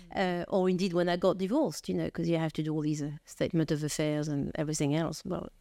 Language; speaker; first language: English; non-native, fluent; French